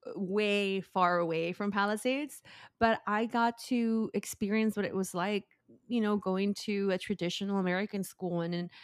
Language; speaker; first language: English; early bilingual, other home language; Spanish